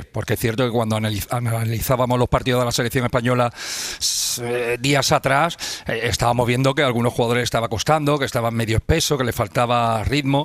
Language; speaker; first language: Spanish; native; Spanish